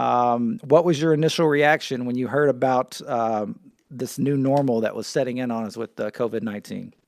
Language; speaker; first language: English; native; English